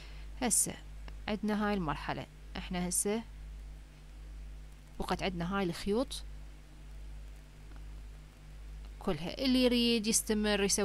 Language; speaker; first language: Arabic; native; Arabic